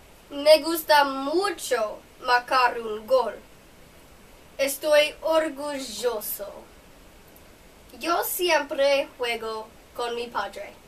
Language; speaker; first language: Spanish; non-native, learner; English